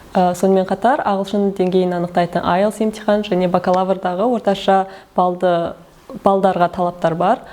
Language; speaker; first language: Kazakh; early bilingual, heritage; Kazakh